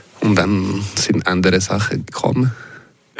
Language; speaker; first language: German; non-native, local second language; French